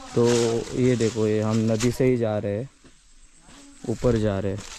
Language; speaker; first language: Hindi; non-native, local second language; Marathi